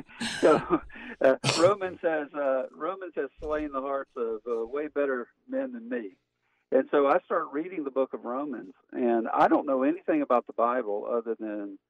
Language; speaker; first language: English; native; English